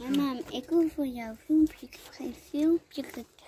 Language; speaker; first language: Dutch; early bilingual, other home language; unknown